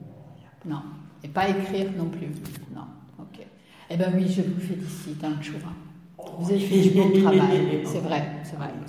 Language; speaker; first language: French; native; French